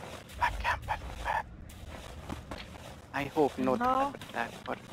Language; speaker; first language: English; non-native, learner; Hungarian